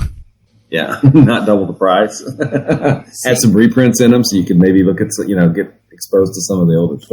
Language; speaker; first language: English; native; English